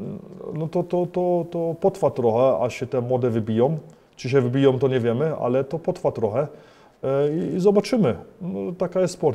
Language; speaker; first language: Polish; early bilingual, heritage; Polish